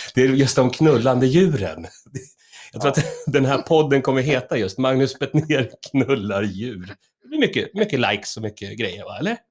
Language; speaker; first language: Swedish; native; Swedish